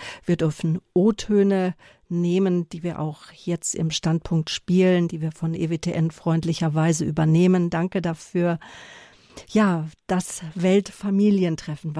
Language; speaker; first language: German; native; German